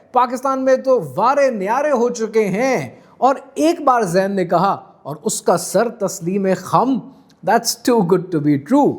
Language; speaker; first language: Urdu; non-native, local second language; Punjabi